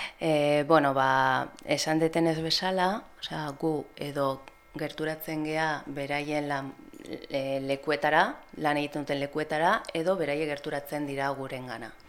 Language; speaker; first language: Basque; non-native, local second language; Spanish